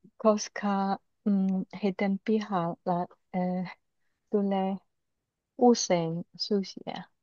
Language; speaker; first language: Finnish; non-native, learner; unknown